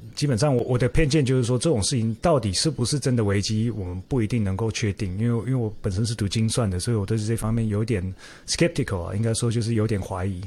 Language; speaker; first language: Chinese; native; Chinese